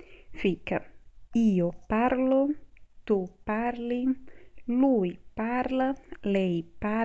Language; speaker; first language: Italian; non-native, fluent; Portuguese